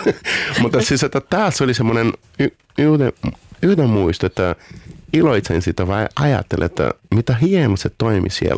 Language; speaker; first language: Finnish; non-native, fluent; Portuguese